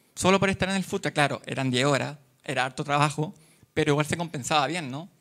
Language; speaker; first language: Spanish; native; Spanish